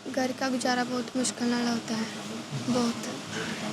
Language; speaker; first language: Hindi; non-native, local second language; Punjabi